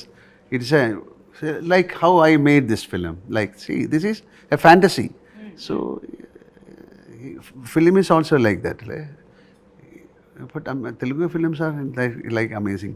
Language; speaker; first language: English; non-native, local second language; Malayalam